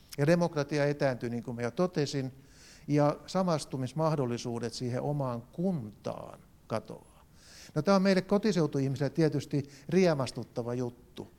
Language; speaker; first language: Finnish; native; Finnish